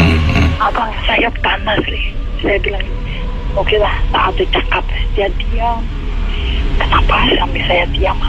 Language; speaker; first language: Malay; non-native, learner; Indonesian